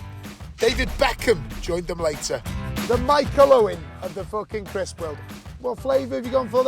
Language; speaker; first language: English; native; English